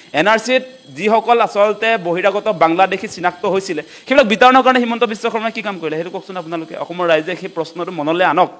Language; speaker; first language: Assamese; native; Assamese